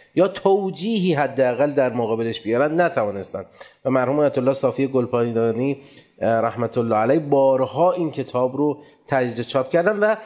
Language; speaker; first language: Persian; native; Persian